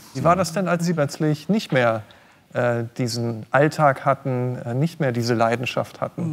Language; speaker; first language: German; native; German